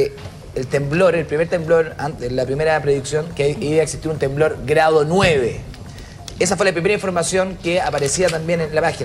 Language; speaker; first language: Spanish; native; Spanish